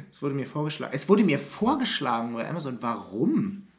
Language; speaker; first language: German; native; German